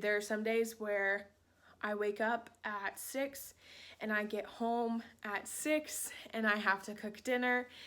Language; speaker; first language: English; native; English